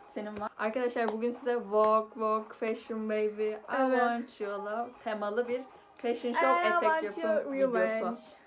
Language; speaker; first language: Turkish; native; Turkish